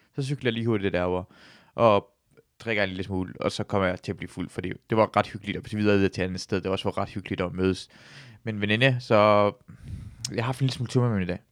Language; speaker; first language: Danish; early bilingual, other home language; Persian